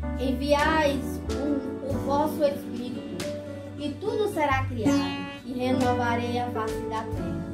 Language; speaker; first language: Portuguese; native; Portuguese